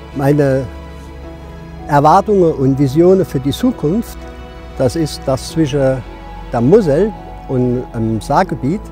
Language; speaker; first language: German; non-native, fluent; French